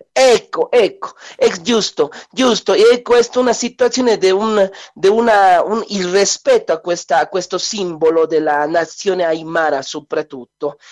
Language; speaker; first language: Italian; non-native, learner; Spanish